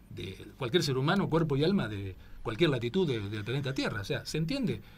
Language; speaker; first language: Spanish; native; Spanish